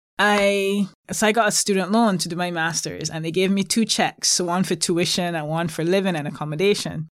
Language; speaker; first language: English; native; English